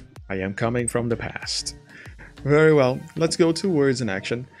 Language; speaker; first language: English; non-native, fluent; Portuguese